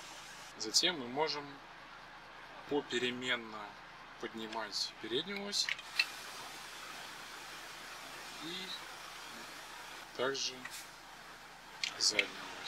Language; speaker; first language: Russian; native; Russian